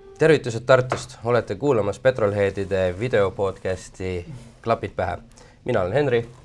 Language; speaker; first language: Estonian; native; Estonian